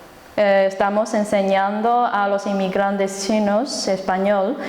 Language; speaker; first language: Spanish; non-native, fluent; Chinese